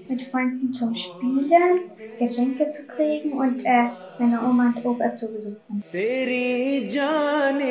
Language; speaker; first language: German; early bilingual, other home language; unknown